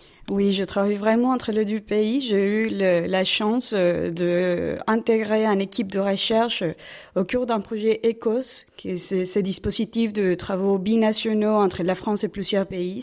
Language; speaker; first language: French; non-native, fluent; Spanish